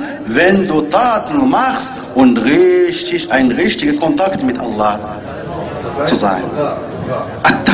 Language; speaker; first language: German; non-native, learner; Arabic